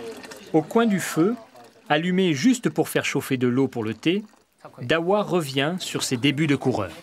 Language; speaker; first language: French; native; French